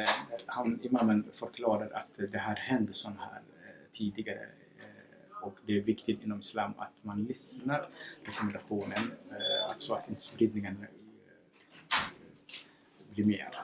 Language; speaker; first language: Swedish; non-native, fluent; Somali